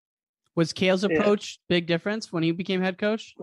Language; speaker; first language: English; native; English